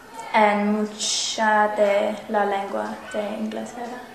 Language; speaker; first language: Spanish; non-native, learner; English